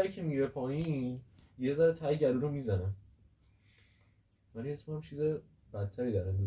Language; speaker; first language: Persian; native; Persian